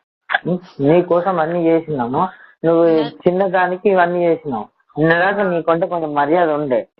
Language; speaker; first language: Telugu; native; Telugu